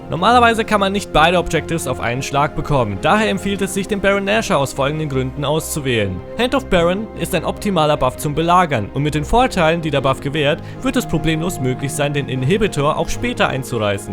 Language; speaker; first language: German; native; German